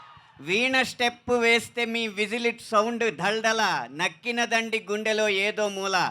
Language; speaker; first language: Telugu; native; Telugu